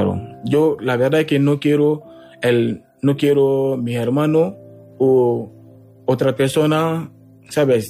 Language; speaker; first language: Spanish; non-native, learner; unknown